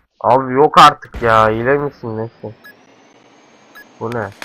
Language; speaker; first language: Turkish; native; Turkish